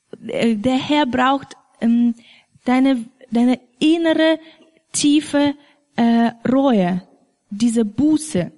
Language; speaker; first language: German; non-native, fluent; Russian